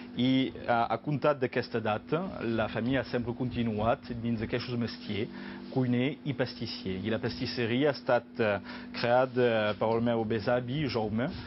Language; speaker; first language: Catalan; non-native, local second language; French